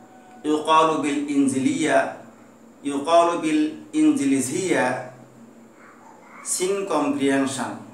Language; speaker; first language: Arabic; non-native, fluent; Bangla